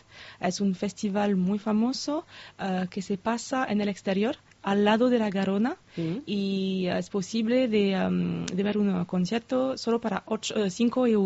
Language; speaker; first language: Spanish; non-native, fluent; French